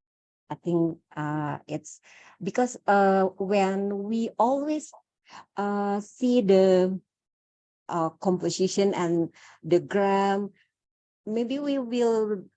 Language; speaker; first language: English; non-native, learner; Indonesian